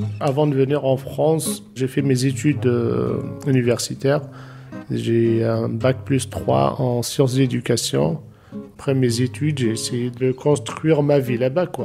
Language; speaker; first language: French; non-native, local second language; Arabic